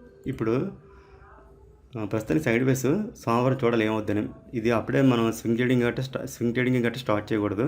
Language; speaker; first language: Telugu; native; Telugu